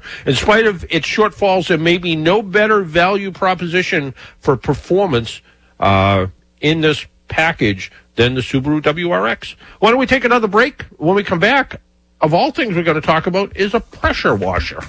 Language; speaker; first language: English; native; English